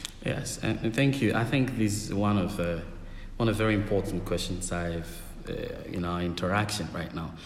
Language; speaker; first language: English; non-native, local second language; Akan